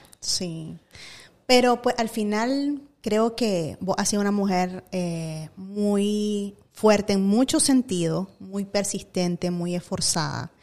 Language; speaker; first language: Spanish; native; Spanish